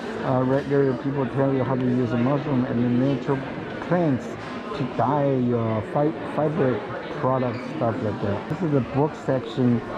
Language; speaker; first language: English; non-native, fluent; Chinese